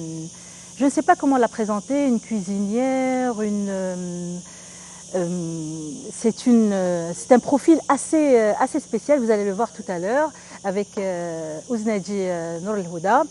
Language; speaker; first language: French; non-native, local second language; Arabic